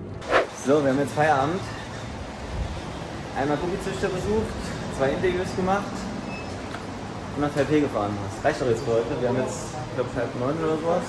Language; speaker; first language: German; native; German